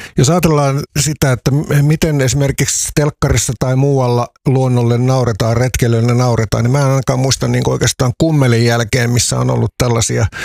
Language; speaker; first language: Finnish; native; Finnish